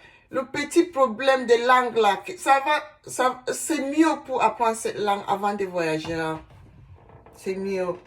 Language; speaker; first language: French; non-native, learner; Igbo